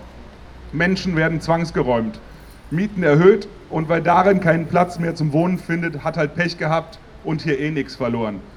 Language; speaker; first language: German; native; German